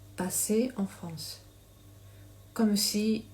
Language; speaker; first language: French; non-native, learner; Japanese